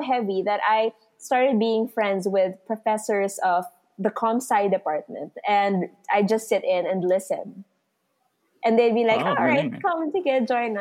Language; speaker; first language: English; non-native, local second language; Filipino